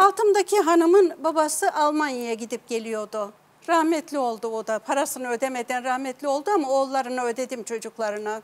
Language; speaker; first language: Turkish; native; Turkish